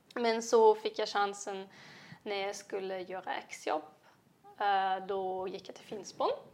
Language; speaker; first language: Swedish; non-native, fluent; German